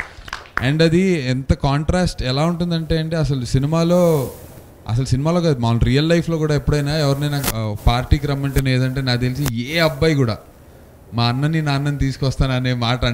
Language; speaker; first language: Telugu; native; Telugu